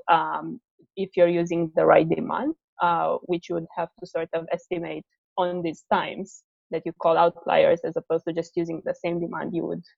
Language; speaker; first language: English; non-native, fluent; Romanian